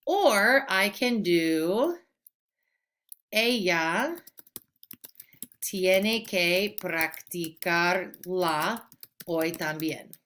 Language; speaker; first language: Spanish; non-native, fluent; English